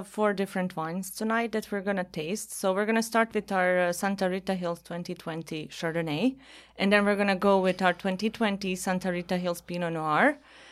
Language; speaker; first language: English; non-native, fluent; Bosnian